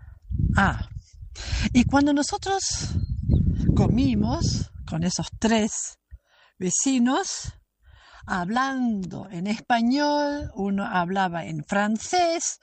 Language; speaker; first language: Spanish; non-native, fluent; German